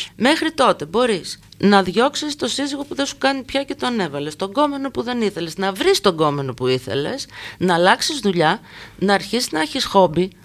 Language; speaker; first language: Greek; native; Greek